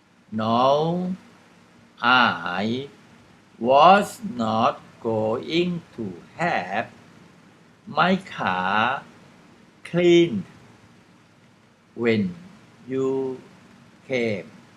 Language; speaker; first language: English; non-native, fluent; Thai